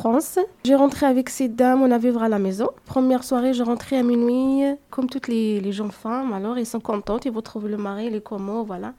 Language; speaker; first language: French; non-native, learner; Arabic